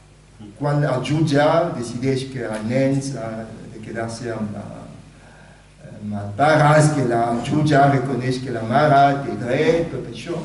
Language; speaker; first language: Catalan; non-native, fluent; Lingala